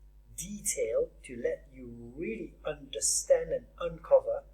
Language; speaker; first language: English; native; English